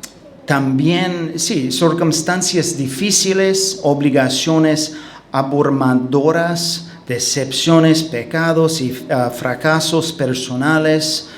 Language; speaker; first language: Spanish; non-native, fluent; English